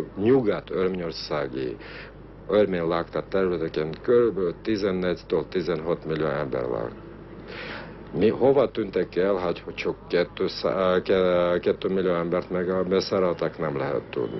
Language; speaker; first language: Hungarian; non-native, fluent; Armenian